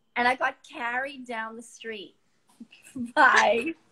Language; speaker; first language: English; native; English